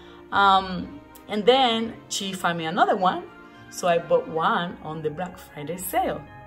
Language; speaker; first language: English; non-native, local second language; Spanish